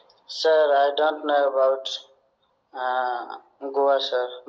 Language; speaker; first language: English; non-native, learner; Hindi